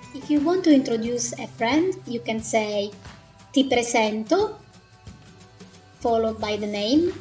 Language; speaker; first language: English; non-native, fluent; Italian